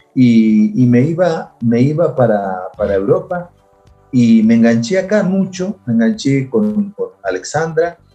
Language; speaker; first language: Spanish; native; Spanish